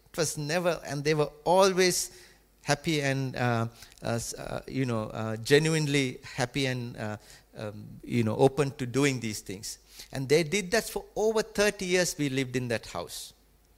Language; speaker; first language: English; non-native, local second language; Tamil